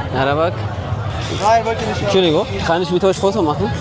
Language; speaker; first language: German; non-native, learner; Amharic